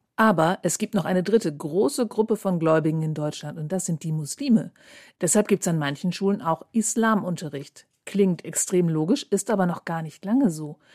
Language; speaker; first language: German; native; German